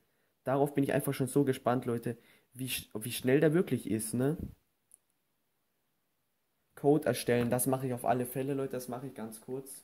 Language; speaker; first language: German; native; German